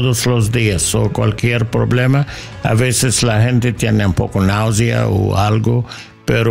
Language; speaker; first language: Spanish; non-native, learner; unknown